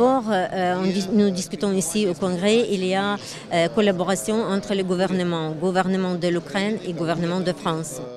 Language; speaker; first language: French; non-native, fluent; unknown